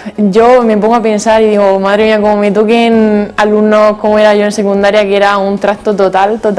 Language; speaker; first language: Spanish; native; Spanish